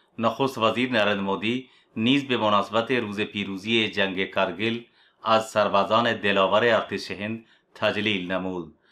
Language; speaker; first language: Persian; non-native, fluent; Urdu